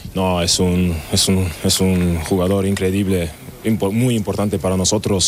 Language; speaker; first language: Spanish; non-native, learner; German